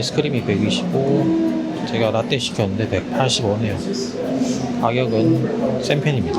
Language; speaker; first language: Korean; native; Korean